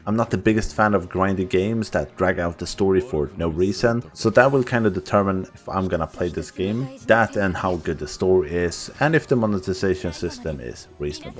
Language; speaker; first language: English; non-native, fluent; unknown